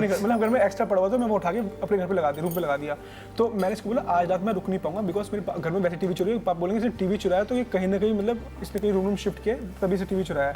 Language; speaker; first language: Hindi; native; Hindi